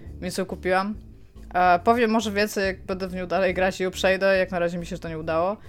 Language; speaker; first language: Polish; native; Polish